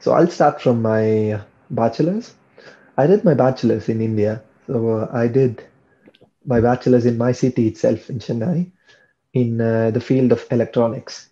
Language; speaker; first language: English; non-native, local second language; Tamil